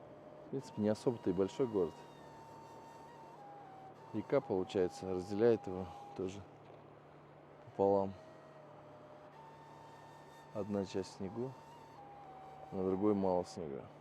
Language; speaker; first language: Russian; native; Russian